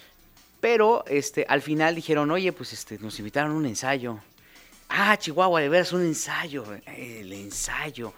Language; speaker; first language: Spanish; native; Spanish